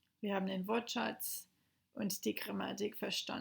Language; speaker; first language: German; non-native, fluent; English